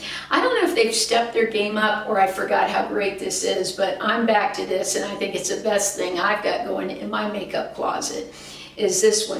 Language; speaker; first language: English; native; English